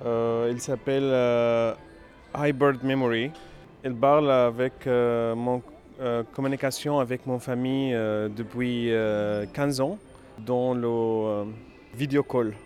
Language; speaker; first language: French; non-native, learner; Arabic